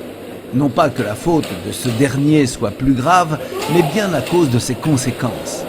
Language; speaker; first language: French; native; French